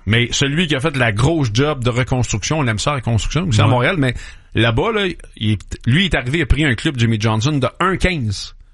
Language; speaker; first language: French; native; French